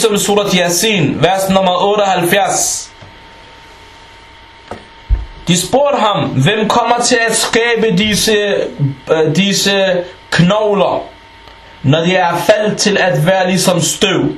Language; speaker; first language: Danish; non-native, fluent; Arabic